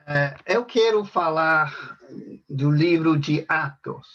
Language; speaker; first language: Portuguese; non-native, fluent; English